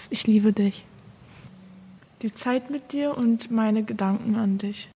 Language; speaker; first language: German; native; German